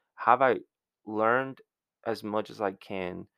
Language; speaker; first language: English; early bilingual, other home language; Spanish